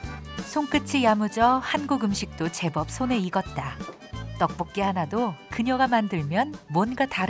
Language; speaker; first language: Korean; native; Korean